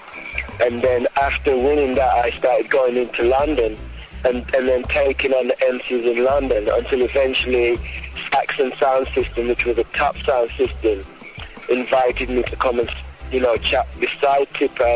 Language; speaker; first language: English; native; English